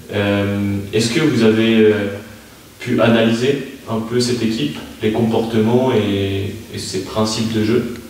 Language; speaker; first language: French; native; French